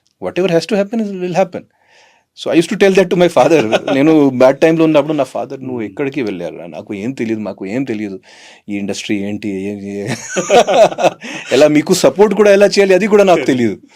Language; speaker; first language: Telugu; non-native, fluent; Hindi